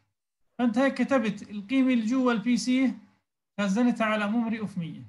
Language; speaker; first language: Arabic; native; Arabic